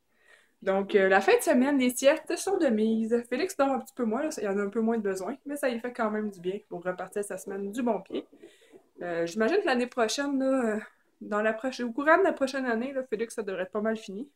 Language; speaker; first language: French; native; French